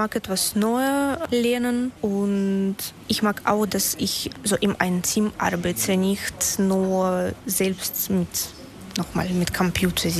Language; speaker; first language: German; non-native, learner; Russian